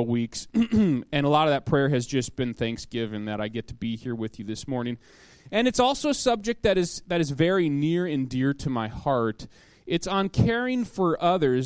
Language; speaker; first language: English; native; English